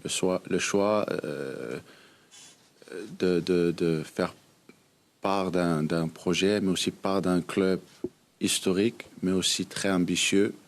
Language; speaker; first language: French; early bilingual, heritage; Danish